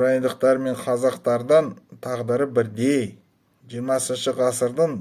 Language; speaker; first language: Kazakh; non-native, local second language; Russian